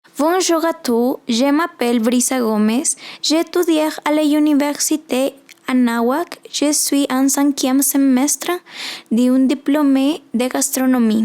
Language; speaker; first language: French; non-native, learner; Spanish